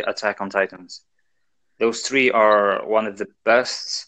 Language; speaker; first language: English; non-native, fluent; Arabic